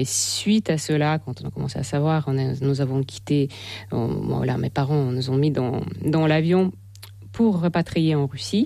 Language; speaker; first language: French; non-native, fluent; Russian